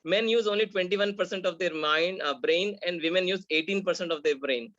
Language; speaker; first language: English; non-native, local second language; Urdu